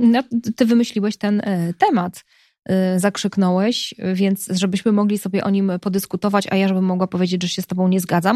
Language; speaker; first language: Polish; native; Polish